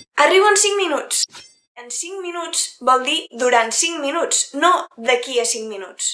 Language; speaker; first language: Catalan; native; Catalan